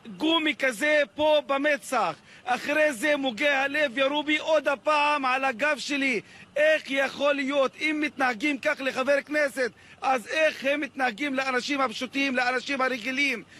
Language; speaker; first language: Hebrew; non-native, local second language; Arabic